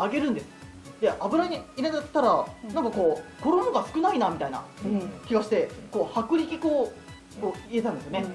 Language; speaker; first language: Japanese; native; Japanese